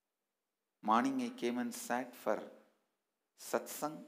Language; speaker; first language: English; non-native, local second language; Tamil